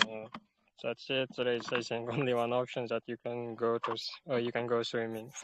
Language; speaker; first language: English; non-native, learner; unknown